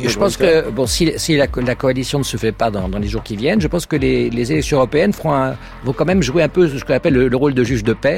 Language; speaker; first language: French; native; French